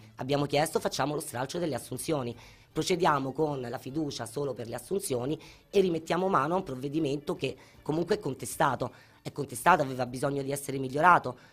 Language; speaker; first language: Italian; native; Italian